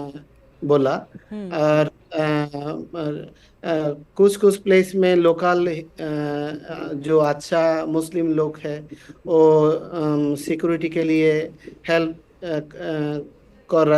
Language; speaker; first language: Hindi; non-native, learner; Bangla